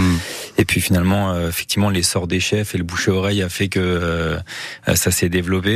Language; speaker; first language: French; native; French